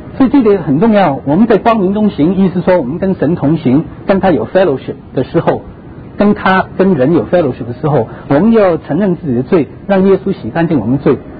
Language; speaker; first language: Chinese; non-native, local second language; Cantonese